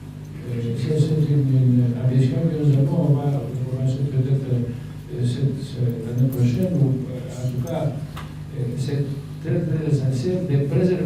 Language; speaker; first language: French; non-native, learner; Greek